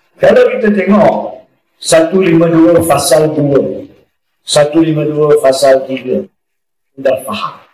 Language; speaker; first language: Malay; native; Malay